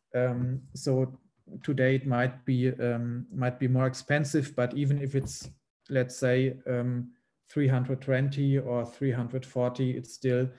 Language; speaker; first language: English; non-native, fluent; German